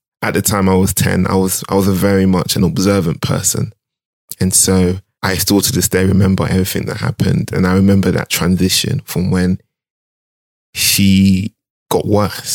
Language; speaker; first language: English; non-native, local second language; Akan